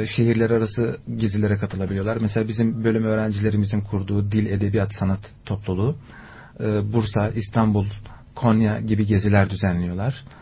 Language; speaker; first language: Turkish; native; Turkish